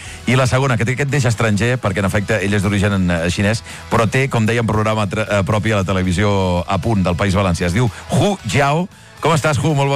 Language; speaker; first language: Catalan; native; Catalan